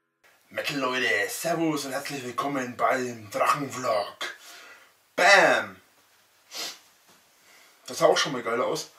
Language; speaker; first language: German; native; German